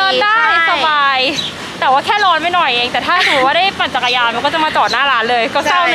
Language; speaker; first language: Thai; native; Thai